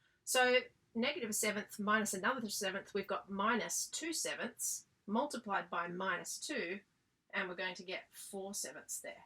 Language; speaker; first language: English; native; English